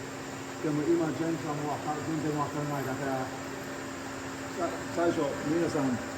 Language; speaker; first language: Japanese; non-native, learner; English